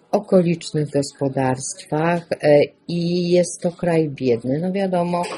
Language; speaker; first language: Polish; native; Polish